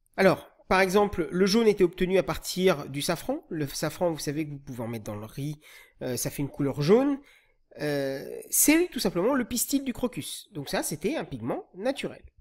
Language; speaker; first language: French; native; French